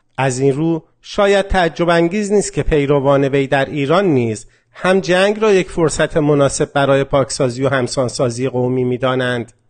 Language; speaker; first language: Persian; non-native, local second language; Azerbaijani